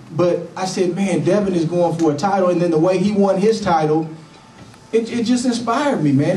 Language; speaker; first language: English; native; English